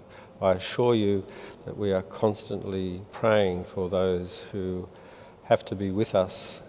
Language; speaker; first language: English; native; English